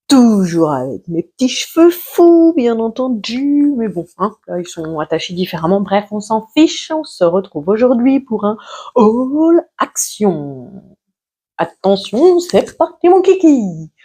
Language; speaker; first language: French; native; French